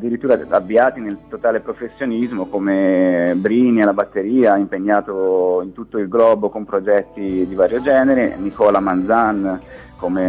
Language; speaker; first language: Italian; native; Italian